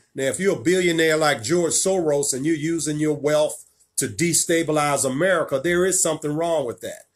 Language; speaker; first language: English; native; English